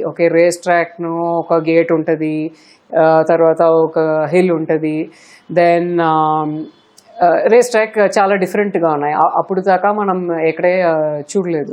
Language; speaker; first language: Telugu; non-native, local second language; Tamil